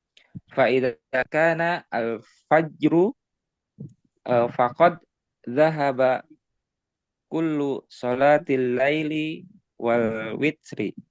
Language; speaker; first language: Arabic; non-native, learner; Indonesian